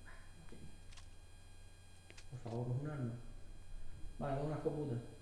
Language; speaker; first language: Spanish; native; Spanish